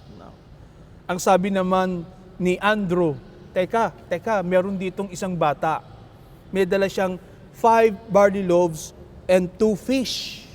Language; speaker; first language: Filipino; native; Filipino